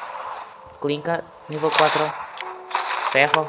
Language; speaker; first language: Portuguese; non-native, learner; Spanish